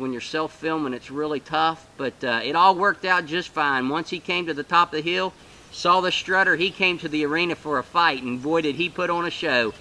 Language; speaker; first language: English; native; English